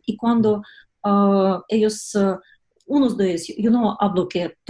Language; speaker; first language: Spanish; non-native, fluent; Russian